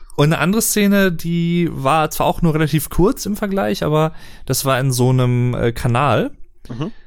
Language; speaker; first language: German; native; German